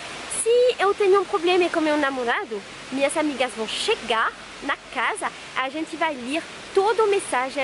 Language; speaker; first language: Portuguese; non-native, fluent; French